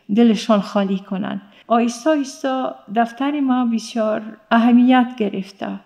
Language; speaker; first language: Persian; non-native, fluent; Arabic